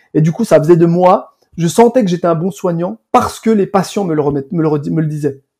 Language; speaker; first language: French; early bilingual, other home language; Arabic